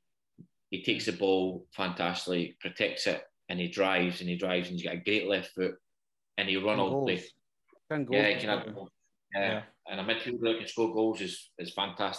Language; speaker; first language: English; native; English